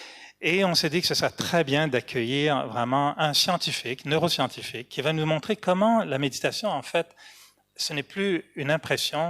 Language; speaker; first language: French; native; French